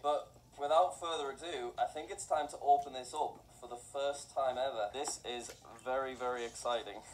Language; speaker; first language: English; native; English